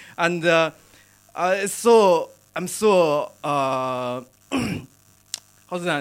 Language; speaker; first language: English; non-native, learner; Chinese